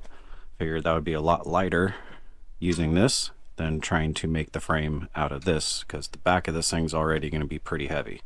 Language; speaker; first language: English; native; English